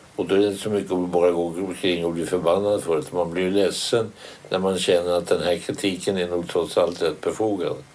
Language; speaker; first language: Swedish; native; Swedish